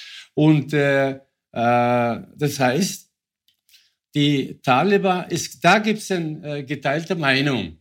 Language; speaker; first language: German; non-native, fluent; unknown